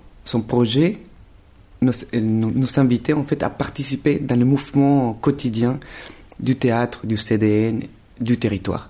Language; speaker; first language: French; non-native, fluent; Spanish